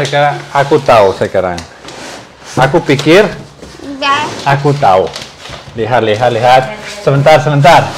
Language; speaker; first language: Indonesian; non-native, learner; Spanish